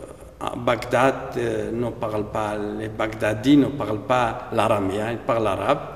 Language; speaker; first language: French; non-native, fluent; Aramaic